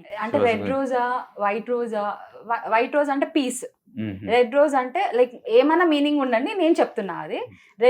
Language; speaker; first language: Telugu; native; Telugu